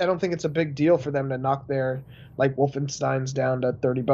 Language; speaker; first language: English; native; English